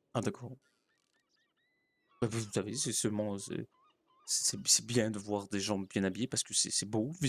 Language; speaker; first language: French; native; French